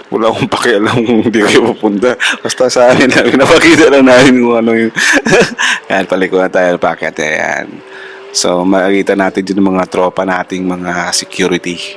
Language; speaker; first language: Filipino; non-native, local second language; Hiligaynon